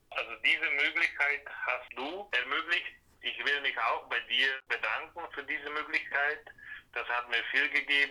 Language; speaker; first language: German; non-native, fluent; Slovak